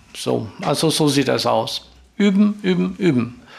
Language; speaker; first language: German; non-native, fluent; French